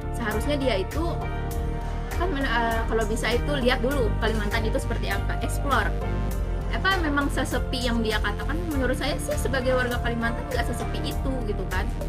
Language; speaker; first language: Indonesian; native; Indonesian